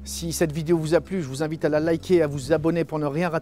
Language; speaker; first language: French; native; French